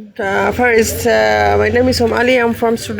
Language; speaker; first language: English; non-native, learner; Arabic